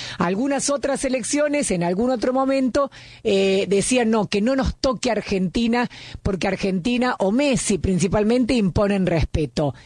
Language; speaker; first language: Spanish; native; Spanish